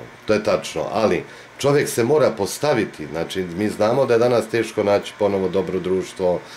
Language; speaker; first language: Bosnian; native; Bosnian